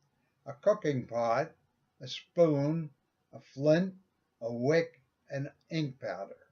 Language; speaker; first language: English; native; English